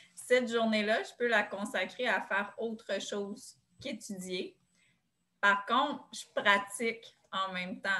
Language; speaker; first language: French; native; French